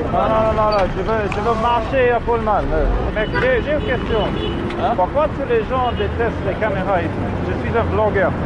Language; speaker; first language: French; non-native, learner; English